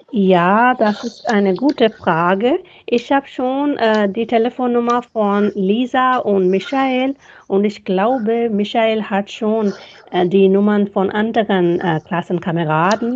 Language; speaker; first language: German; non-native, fluent; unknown